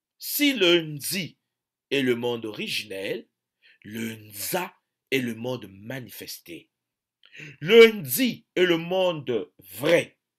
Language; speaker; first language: French; non-native, local second language; Kongo